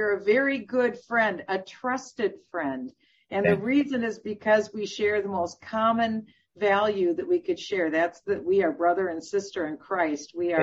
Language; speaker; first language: English; native; English